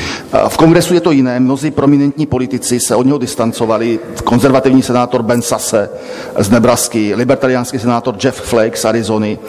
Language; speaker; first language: Czech; native; Czech